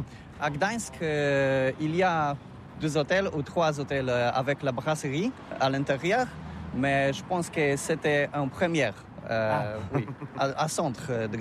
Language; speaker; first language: French; non-native, learner; Polish